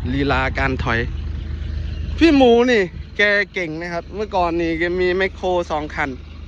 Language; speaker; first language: Thai; non-native, local second language; Northern Khmer